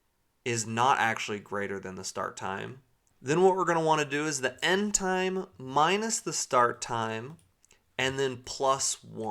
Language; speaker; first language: English; native; English